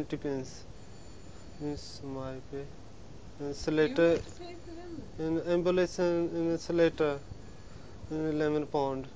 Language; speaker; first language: English; non-native, learner; Punjabi